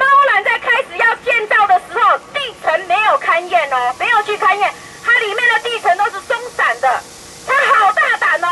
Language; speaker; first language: Chinese; non-native, local second language; Min Nan Chinese